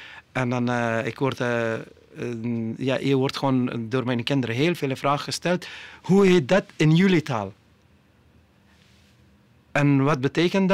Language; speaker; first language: Dutch; non-native, learner; Persian